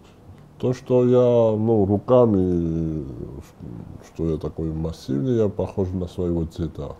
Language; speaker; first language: Russian; non-native, fluent; Georgian